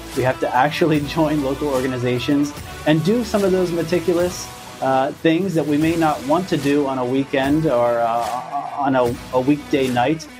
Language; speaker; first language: English; native; English